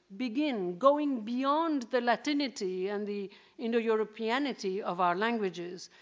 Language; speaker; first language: English; non-native, local second language; Bangla